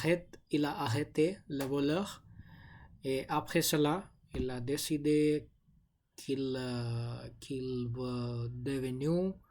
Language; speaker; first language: French; non-native, learner; English